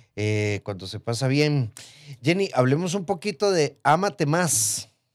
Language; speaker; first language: Spanish; native; Spanish